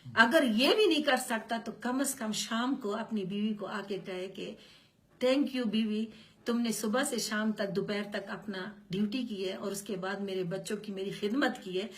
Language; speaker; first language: Urdu; non-native, local second language; Punjabi